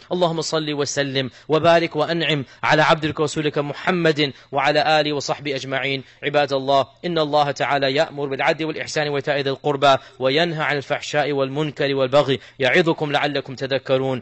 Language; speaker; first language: Arabic; non-native, fluent; English